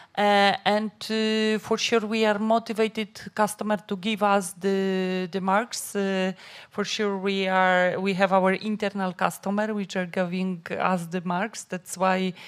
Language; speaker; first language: English; non-native, learner; Polish